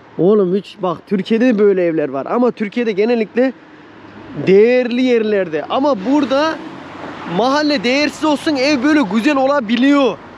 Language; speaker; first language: Turkish; native; Turkish